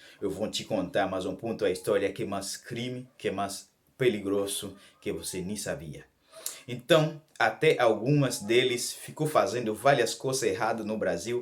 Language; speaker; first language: Portuguese; non-native, learner; Haitian Creole